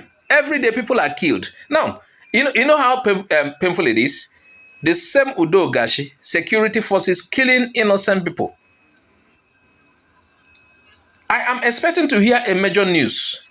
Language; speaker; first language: English; non-native, local second language; Igbo